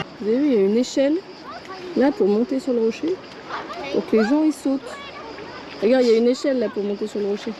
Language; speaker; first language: French; native; French